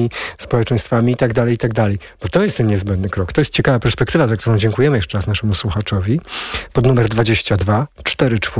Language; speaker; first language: Polish; native; Polish